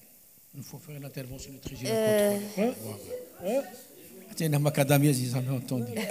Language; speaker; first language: French; non-native, local second language; Arabic